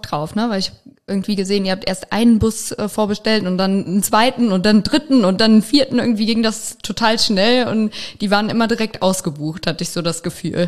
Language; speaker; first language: German; native; German